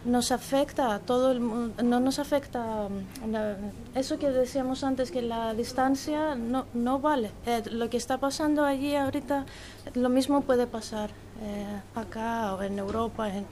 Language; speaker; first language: Spanish; non-native, fluent; Greek